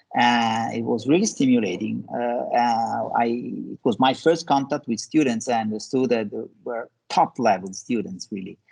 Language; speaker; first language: English; non-native, fluent; Italian